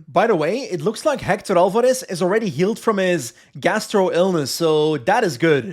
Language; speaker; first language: English; non-native, fluent; Dutch